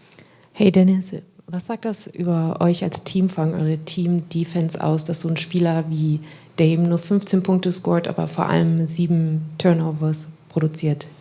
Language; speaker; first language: German; native; German